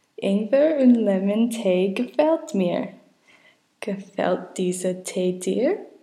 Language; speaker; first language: German; non-native, learner; English